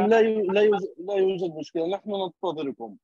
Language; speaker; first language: Arabic; native; Arabic